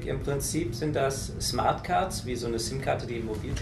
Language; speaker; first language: German; native; German